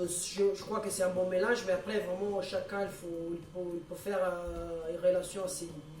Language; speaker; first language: French; non-native, fluent; Italian